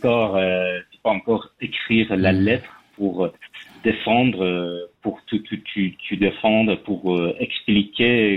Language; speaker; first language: French; non-native, fluent; Persian